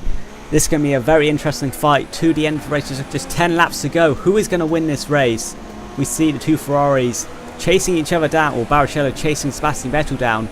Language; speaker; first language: English; native; English